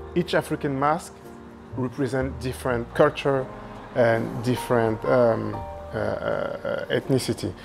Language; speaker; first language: English; non-native, fluent; French